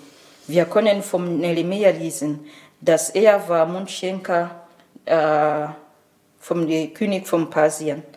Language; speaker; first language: German; non-native, learner; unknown